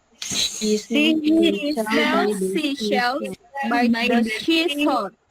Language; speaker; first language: English; non-native, learner; Indonesian